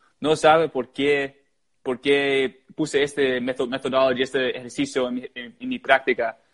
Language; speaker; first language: Spanish; early bilingual, heritage; Spanish